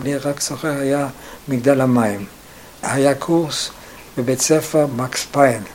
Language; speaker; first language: Hebrew; non-native, fluent; German